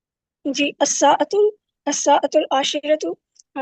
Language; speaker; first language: Arabic; non-native, learner; Urdu